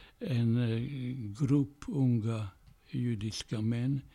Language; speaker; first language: Swedish; non-native, fluent; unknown